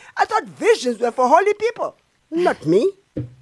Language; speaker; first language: English; non-native, local second language; Xhosa